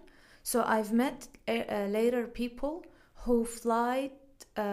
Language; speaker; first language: English; non-native, fluent; Arabic